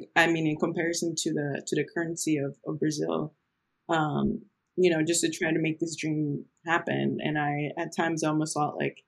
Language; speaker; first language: English; early bilingual, other home language; Portuguese